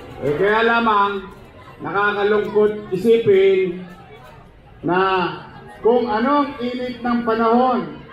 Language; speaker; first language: Filipino; native; Filipino